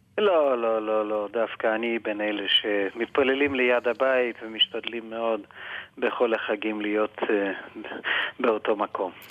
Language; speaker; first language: Hebrew; non-native, fluent; Russian